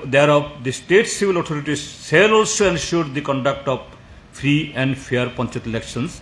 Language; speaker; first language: English; non-native, local second language; Bangla